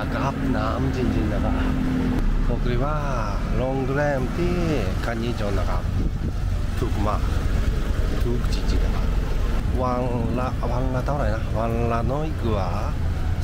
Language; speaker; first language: Thai; non-native, learner; Japanese